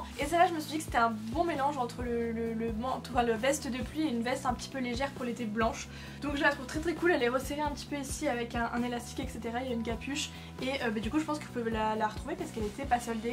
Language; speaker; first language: French; native; French